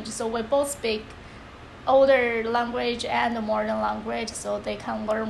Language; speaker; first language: English; non-native, fluent; Chinese